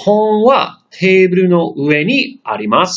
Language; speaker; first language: Japanese; non-native, fluent; English